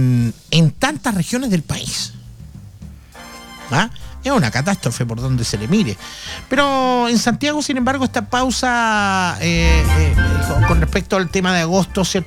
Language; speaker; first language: Spanish; native; Spanish